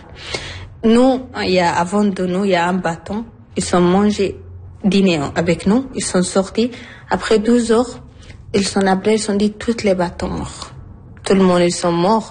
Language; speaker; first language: French; non-native, learner; Arabic